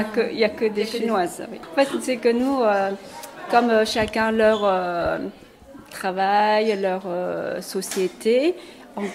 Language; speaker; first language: French; non-native, learner; Chinese